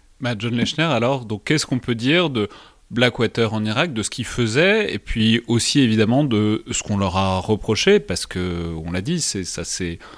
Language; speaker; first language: French; native; French